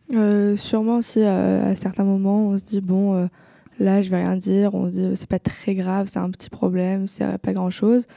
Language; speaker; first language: French; native; French